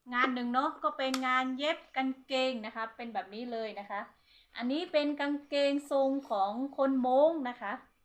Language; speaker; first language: Thai; non-native, local second language; Hmong